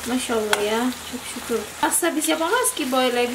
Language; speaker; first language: Turkish; non-native, learner; Indonesian